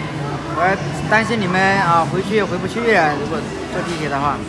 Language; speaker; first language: Chinese; native; Chinese